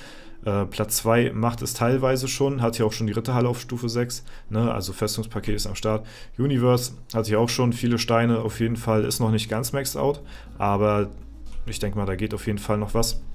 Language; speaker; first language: German; native; German